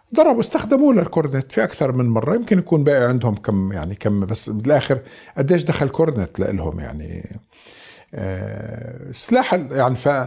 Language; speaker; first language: Arabic; native; Arabic